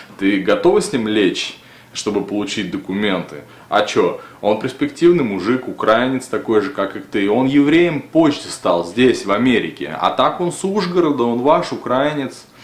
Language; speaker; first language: Russian; native; Russian